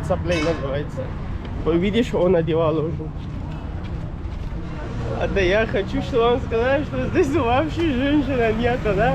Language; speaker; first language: Russian; non-native, learner; Pashto